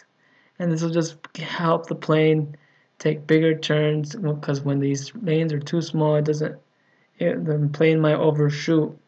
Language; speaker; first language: English; native; English